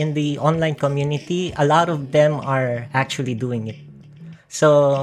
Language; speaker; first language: English; non-native, local second language; Filipino